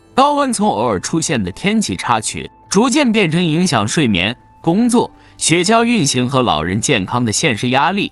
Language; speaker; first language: Chinese; native; Chinese